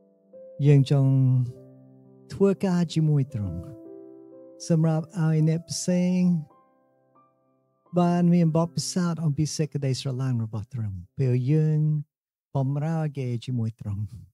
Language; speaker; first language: Khmer; non-native, fluent; English